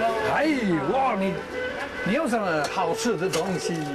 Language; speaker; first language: Chinese; non-native, learner; English